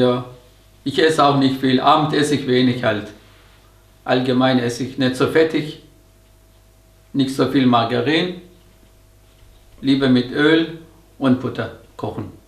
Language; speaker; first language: German; non-native, learner; Turkish